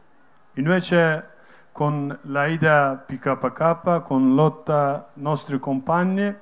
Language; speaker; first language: Italian; non-native, learner; Kurdish